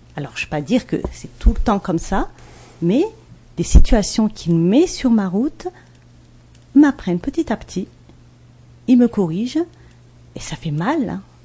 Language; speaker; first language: French; non-native, local second language; Malagasy